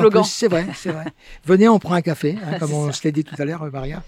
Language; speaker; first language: French; native; French